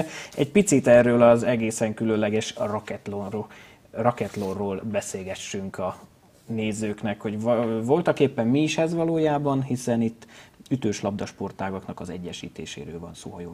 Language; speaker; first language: Hungarian; native; Hungarian